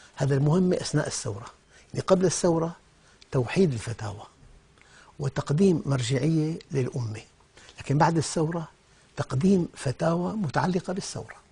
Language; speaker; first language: Arabic; native; Arabic